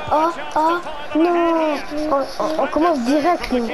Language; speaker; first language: French; native; French